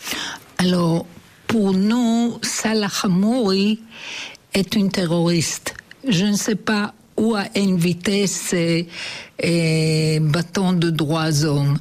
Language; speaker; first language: French; non-native, learner; Hebrew